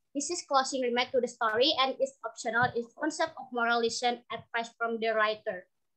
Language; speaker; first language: English; non-native, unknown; Indonesian